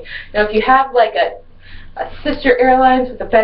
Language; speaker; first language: English; native; English